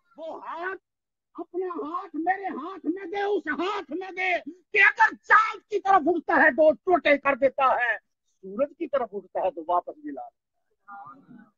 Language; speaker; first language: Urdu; non-native, local second language; Punjabi